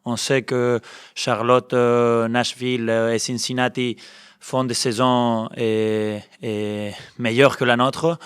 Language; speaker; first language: French; non-native, fluent; Spanish